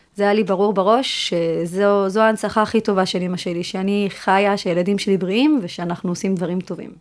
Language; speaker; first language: Hebrew; early bilingual, other home language; French